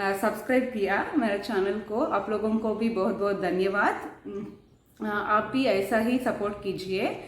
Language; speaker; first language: Hindi; non-native, local second language; Kannada